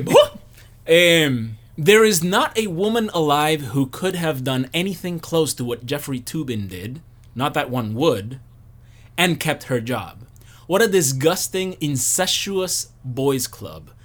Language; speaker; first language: English; non-native, local second language; Spanish